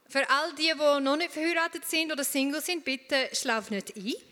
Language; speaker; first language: German; non-native, fluent; English